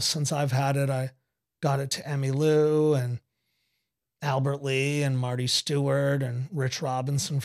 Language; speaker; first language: English; native; English